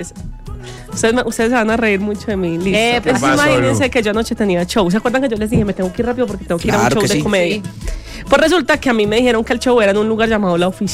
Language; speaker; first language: Spanish; native; Spanish